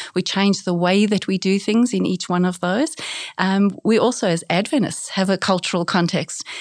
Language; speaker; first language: English; native; English